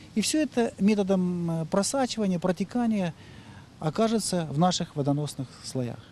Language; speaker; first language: Russian; native; Russian